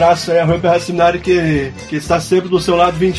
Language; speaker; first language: Portuguese; native; Portuguese